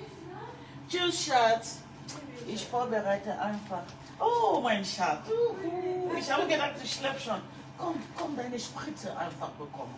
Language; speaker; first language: German; non-native, learner; French